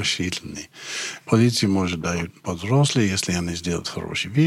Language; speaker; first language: Russian; non-native, learner; English